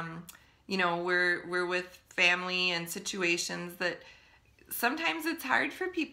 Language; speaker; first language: English; native; English